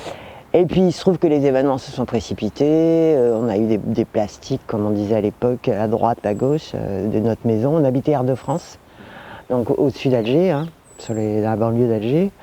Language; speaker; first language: French; native; French